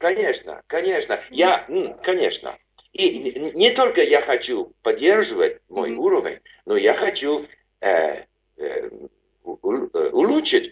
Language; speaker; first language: Russian; non-native, learner; English